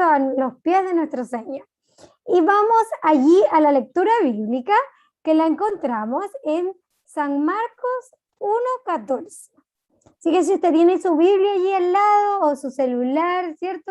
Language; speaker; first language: Spanish; native; Spanish